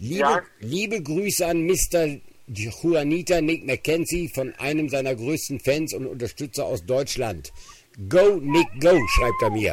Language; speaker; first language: German; native; German